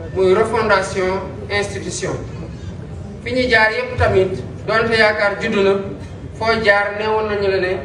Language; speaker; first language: Wolof; non-native, local second language; Serer